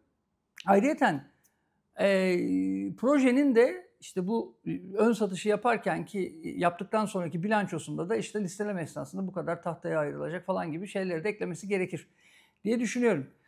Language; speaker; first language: Turkish; native; Turkish